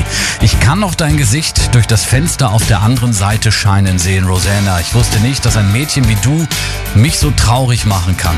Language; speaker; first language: German; native; German